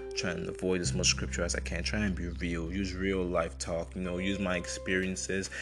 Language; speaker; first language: English; non-native, local second language; Igbo